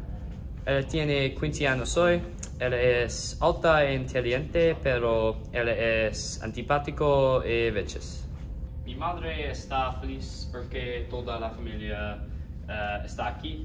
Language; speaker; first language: Spanish; non-native, learner; English